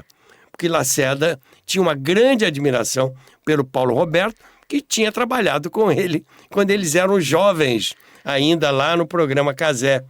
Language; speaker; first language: Portuguese; native; Portuguese